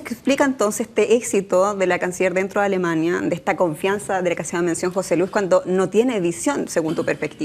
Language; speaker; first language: Spanish; native; Spanish